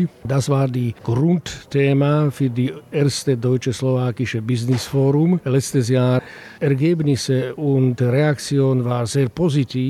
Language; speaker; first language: German; non-native, learner; Slovak